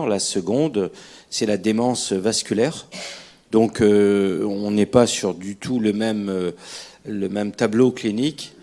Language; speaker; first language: French; native; French